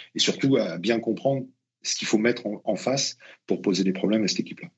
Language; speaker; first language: French; native; French